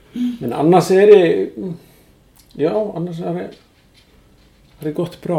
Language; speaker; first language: Swedish; non-native, fluent; Icelandic